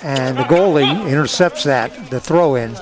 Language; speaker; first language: English; native; English